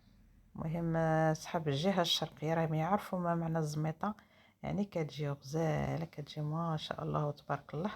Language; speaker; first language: Arabic; native; Arabic